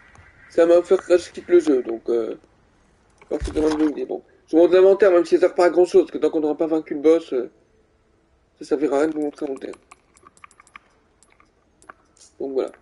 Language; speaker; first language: French; native; French